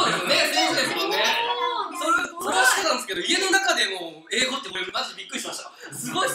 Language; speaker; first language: Japanese; native; Japanese